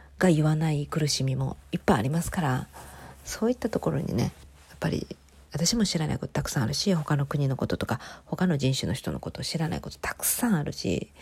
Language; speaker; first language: Japanese; native; Japanese